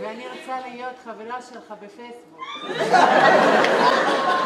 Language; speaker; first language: Hebrew; non-native, local second language; Arabic